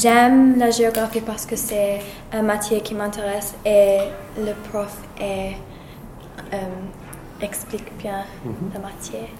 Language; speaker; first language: French; non-native, learner; English